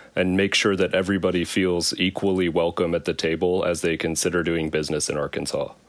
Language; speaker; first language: English; native; English